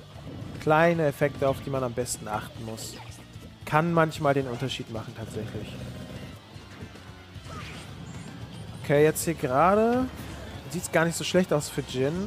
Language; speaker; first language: German; native; German